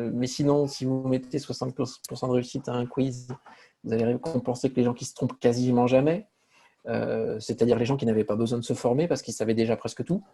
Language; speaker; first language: French; native; French